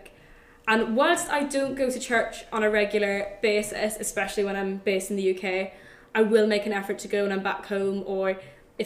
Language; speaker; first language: English; native; English